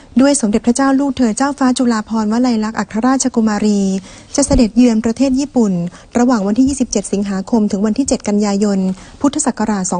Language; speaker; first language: Thai; native; Thai